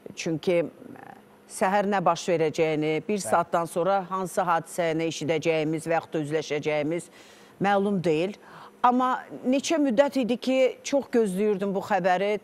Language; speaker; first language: Azerbaijani; native; Azerbaijani